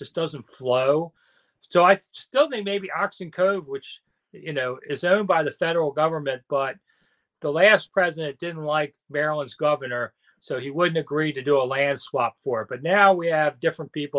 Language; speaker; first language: English; native; English